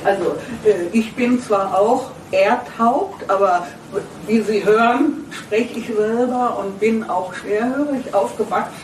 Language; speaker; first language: German; native; German